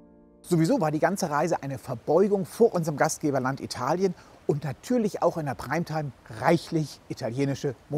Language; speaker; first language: German; native; German